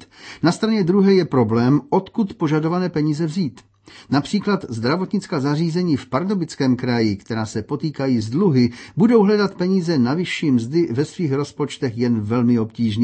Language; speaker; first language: Czech; native; Czech